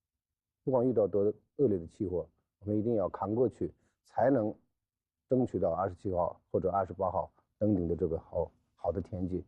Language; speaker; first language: Chinese; native; Chinese